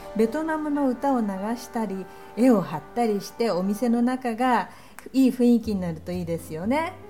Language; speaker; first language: Japanese; native; Japanese